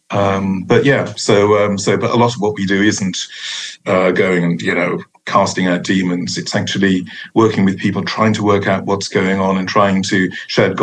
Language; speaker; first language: English; native; English